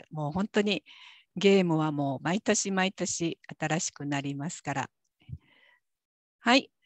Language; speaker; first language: Japanese; native; Japanese